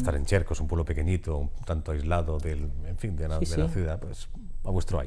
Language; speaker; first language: Spanish; native; Spanish